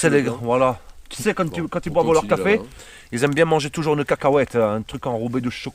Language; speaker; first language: French; native; French